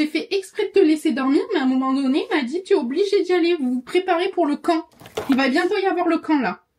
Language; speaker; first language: French; native; French